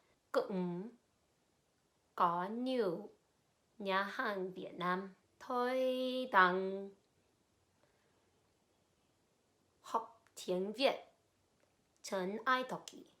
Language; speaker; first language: Vietnamese; non-native, learner; English